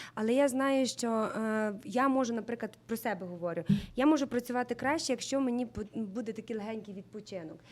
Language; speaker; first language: Ukrainian; native; Ukrainian